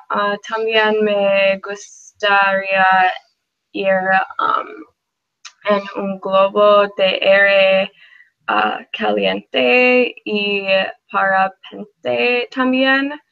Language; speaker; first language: Spanish; non-native, learner; English